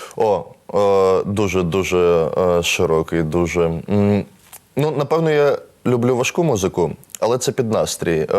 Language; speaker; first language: Ukrainian; non-native, local second language; Russian